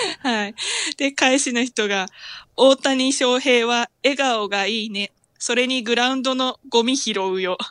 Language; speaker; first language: Japanese; native; Japanese